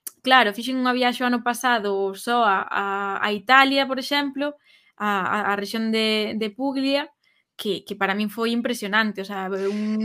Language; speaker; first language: Galician; native; Galician